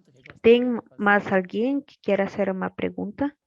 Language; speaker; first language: Spanish; non-native, learner; Portuguese